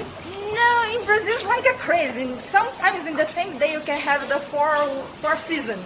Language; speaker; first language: English; non-native, fluent; Portuguese